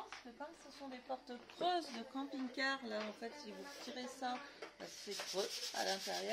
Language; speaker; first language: French; native; French